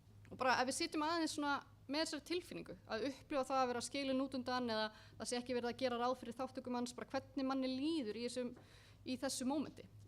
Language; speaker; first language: Icelandic; native; Icelandic